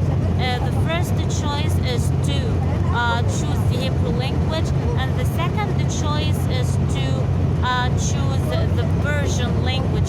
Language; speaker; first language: English; non-native, learner; Arabic